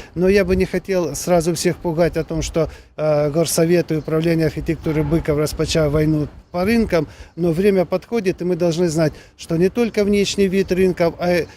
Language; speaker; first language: Russian; non-native, local second language; Ukrainian